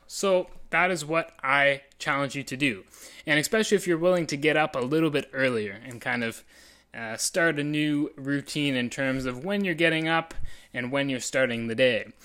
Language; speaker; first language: English; native; English